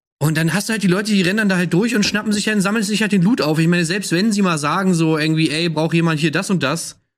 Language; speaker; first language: German; native; German